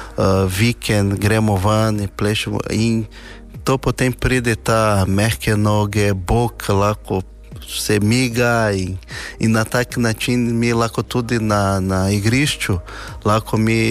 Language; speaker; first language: Slovenian; non-native, learner; Portuguese